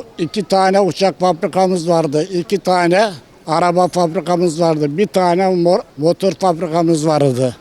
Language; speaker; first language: Turkish; native; Turkish